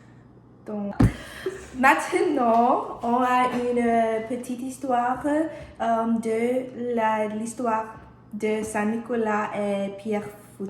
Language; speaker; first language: French; non-native, learner; English